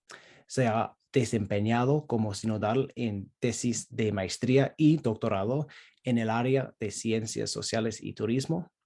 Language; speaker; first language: Spanish; non-native, fluent; English